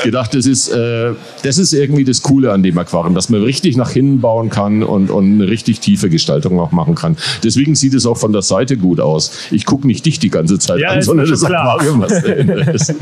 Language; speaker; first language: German; native; German